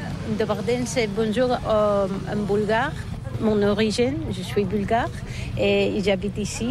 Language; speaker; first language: French; non-native, learner; Bulgarian